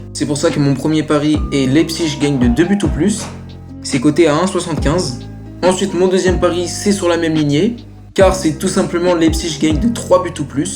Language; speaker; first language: French; native; French